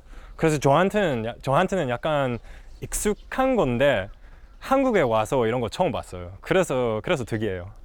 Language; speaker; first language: Korean; non-native, fluent; English